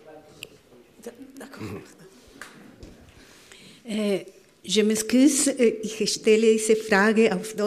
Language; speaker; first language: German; non-native, fluent; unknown